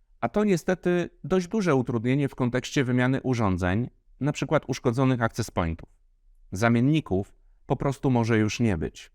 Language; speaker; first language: Polish; native; Polish